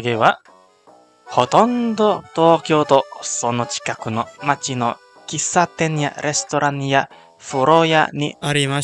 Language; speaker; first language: Japanese; non-native, learner; Indonesian